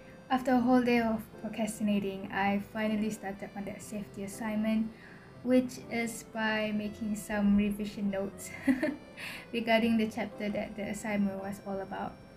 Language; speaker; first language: English; non-native, local second language; Malay